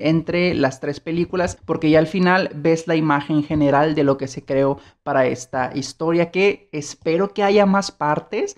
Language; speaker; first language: Spanish; native; Spanish